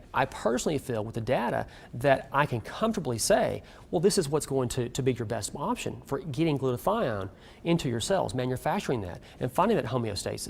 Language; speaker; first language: English; native; English